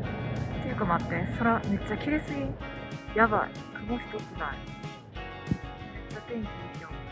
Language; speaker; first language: Japanese; native; Japanese